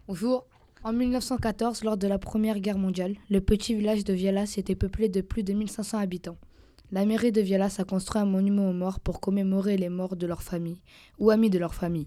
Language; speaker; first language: French; native; French